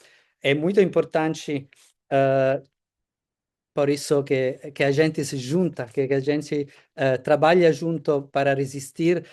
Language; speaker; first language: Portuguese; non-native, fluent; Italian